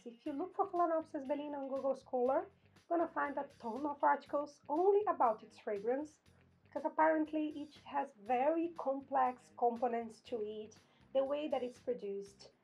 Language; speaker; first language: English; non-native, fluent; Portuguese